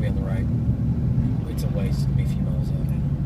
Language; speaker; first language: English; native; English